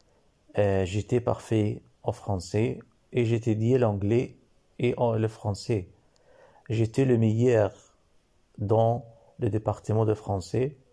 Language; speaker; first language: French; non-native, learner; Arabic